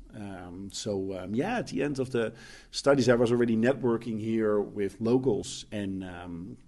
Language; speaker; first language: English; non-native, fluent; Dutch